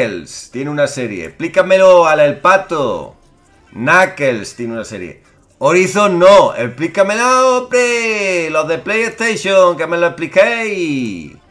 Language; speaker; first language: Spanish; native; Spanish